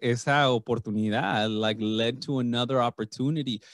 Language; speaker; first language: English; early bilingual, other home language; Spanish